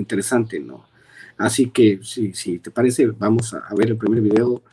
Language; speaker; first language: Spanish; native; Spanish